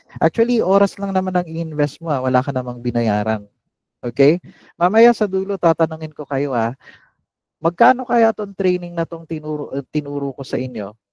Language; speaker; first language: Filipino; non-native, local second language; Cebuano